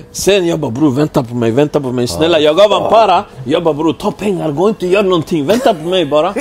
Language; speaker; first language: Swedish; early bilingual, other home language; Spanish